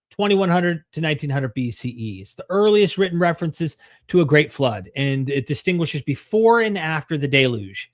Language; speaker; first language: English; native; English